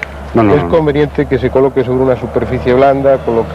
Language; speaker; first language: Spanish; native; Spanish